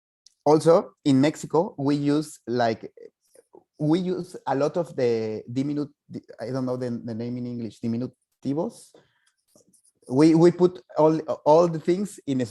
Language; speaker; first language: English; non-native, fluent; Spanish